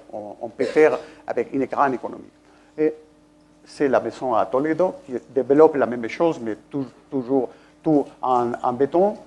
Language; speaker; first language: French; non-native, fluent; Spanish